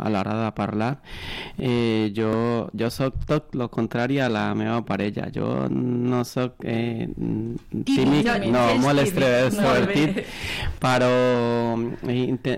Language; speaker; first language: Catalan; non-native, learner; Spanish